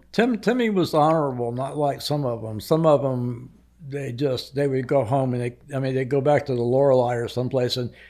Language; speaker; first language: English; native; English